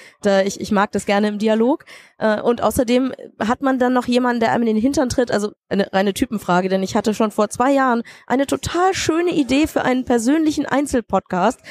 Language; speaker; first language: German; native; German